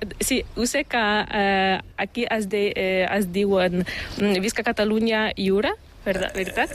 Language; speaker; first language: Catalan; non-native, learner; Ukrainian